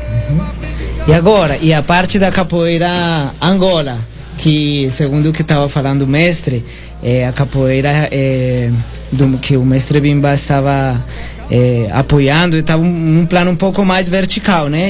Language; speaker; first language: Portuguese; non-native, fluent; Spanish